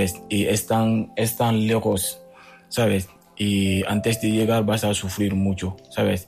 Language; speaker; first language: Spanish; non-native, fluent; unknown